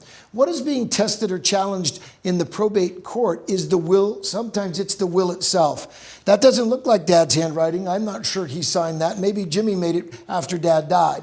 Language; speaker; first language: English; native; English